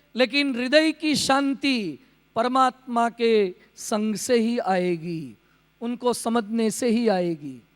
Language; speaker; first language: Hindi; non-native, local second language; Gujarati